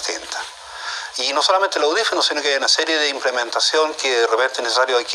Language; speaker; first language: Spanish; native; Spanish